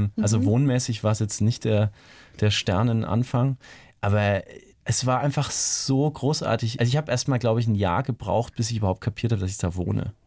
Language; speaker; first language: German; native; German